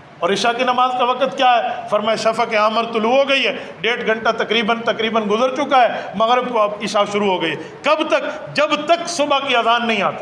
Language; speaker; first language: Urdu; non-native, local second language; Saraiki